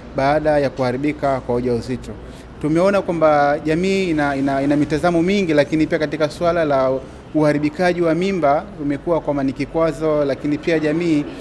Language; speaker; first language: Swahili; native; Swahili